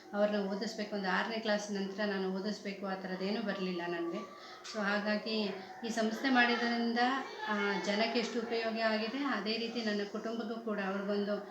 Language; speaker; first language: Kannada; non-native, local second language; Kodava